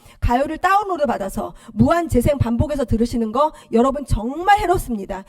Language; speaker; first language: Korean; native; Korean